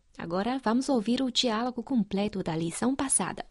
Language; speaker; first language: Portuguese; non-native, fluent; Chinese